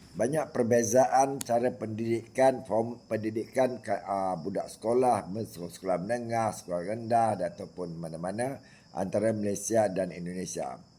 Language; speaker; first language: Malay; native; Malay